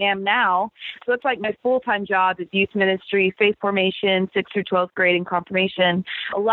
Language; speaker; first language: English; native; English